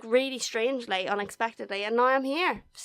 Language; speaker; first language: English; native; English